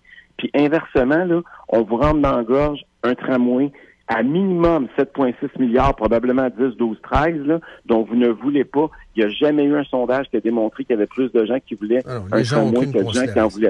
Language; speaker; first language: French; native; French